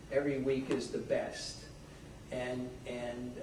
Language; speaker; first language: English; native; English